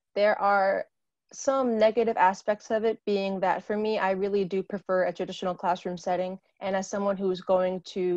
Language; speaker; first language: English; native; English